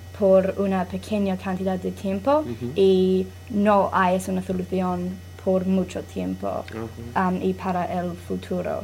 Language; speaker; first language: Spanish; non-native, learner; English